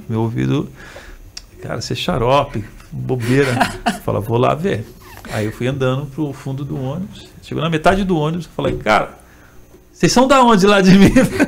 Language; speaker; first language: Portuguese; native; Portuguese